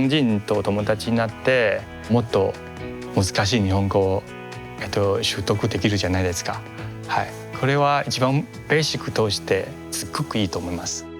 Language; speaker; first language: Japanese; non-native, fluent; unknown